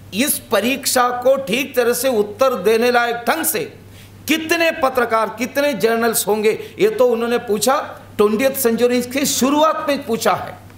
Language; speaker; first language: Hindi; non-native, local second language; Malayalam